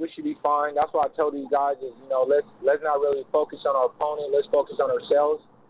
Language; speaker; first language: English; early bilingual, other home language; Lingala